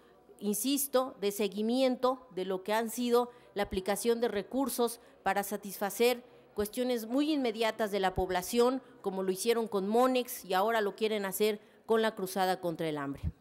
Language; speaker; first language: Spanish; native; Spanish